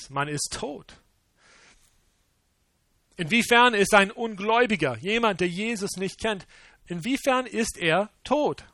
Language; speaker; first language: German; non-native, fluent; English